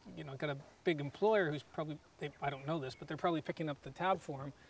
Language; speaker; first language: English; native; English